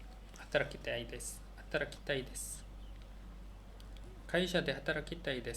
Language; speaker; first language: Japanese; non-native, learner; Korean